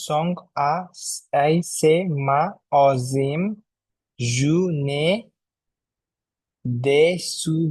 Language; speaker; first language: French; non-native, learner; Bangla